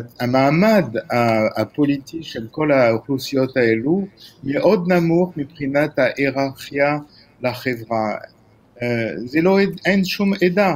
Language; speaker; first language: Hebrew; non-native, fluent; French